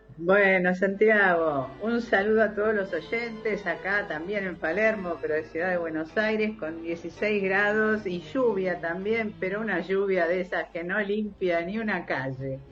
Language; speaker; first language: Spanish; native; Spanish